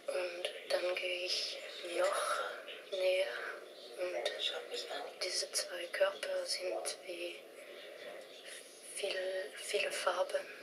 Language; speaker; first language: German; non-native, learner; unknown